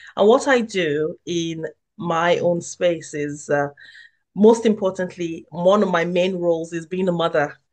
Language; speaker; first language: English; non-native, local second language; Yoruba